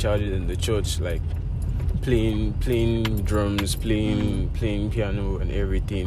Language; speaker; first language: English; non-native, local second language; Yoruba